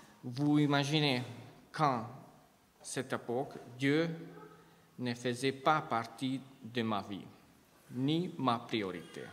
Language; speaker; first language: French; non-native, fluent; Hungarian